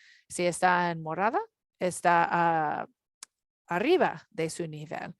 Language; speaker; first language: Spanish; non-native, learner; English